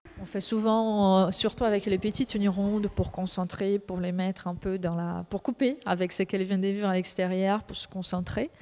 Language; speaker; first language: French; non-native, fluent; Portuguese